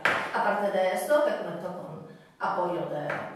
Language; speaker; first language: Spanish; non-native, fluent; Polish